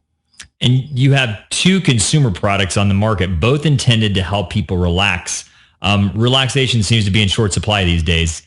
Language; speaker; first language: English; native; English